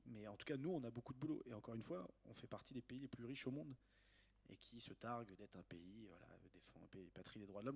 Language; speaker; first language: French; native; French